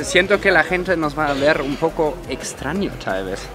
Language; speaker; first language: Spanish; non-native, fluent; German